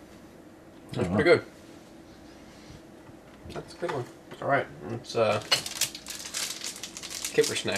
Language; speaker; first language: English; native; English